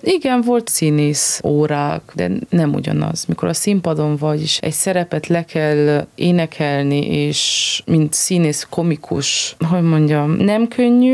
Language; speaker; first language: Hungarian; early bilingual, heritage; Hungarian